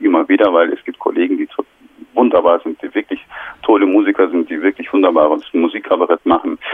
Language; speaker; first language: German; non-native, fluent; Turkish